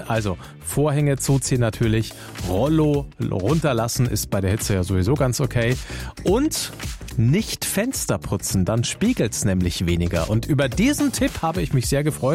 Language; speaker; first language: German; native; German